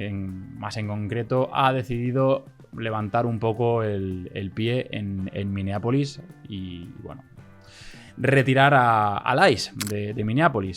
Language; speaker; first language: Spanish; native; Spanish